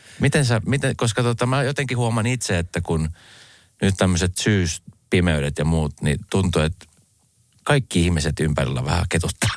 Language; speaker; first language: Finnish; native; Finnish